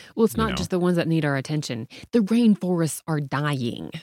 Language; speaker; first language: English; native; English